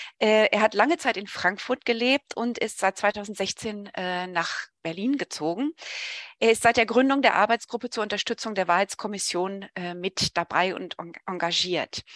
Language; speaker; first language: German; native; German